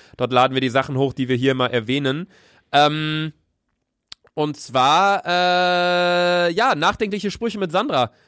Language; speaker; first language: German; native; German